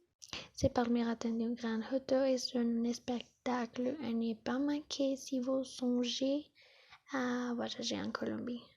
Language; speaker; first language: French; non-native, learner; Spanish